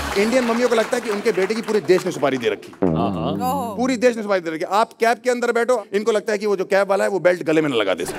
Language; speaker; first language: Hindi; native; Hindi